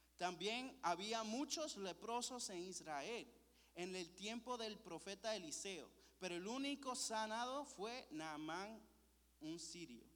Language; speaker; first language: Spanish; early bilingual, heritage; Spanish